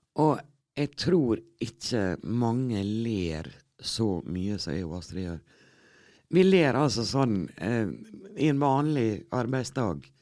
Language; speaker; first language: Norwegian; native; Norwegian